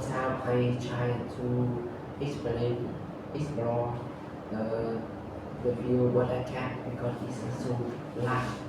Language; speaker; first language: English; non-native, learner; Vietnamese